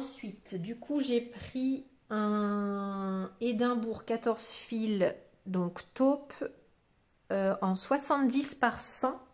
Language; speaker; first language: French; native; French